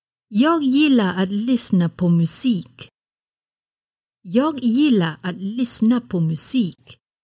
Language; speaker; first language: Swedish; non-native, learner; Malay